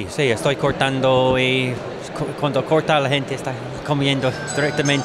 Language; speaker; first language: Spanish; non-native, learner; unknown